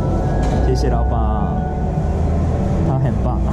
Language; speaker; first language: Chinese; non-native, learner; Japanese